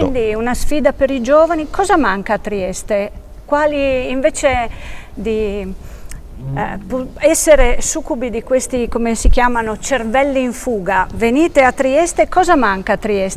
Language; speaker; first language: Italian; native; Italian